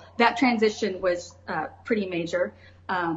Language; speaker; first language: English; native; English